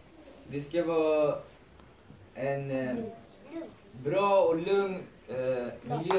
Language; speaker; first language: Swedish; non-native, fluent; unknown